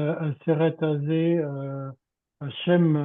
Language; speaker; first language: Hebrew; non-native, learner; French